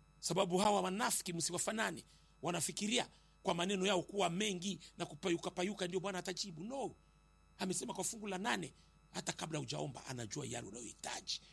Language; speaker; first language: Swahili; native; Swahili